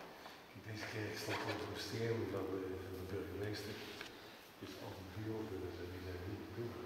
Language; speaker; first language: Dutch; native; Dutch